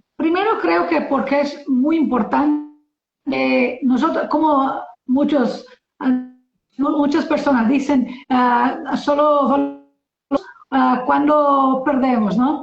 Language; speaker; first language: Spanish; non-native, learner; Portuguese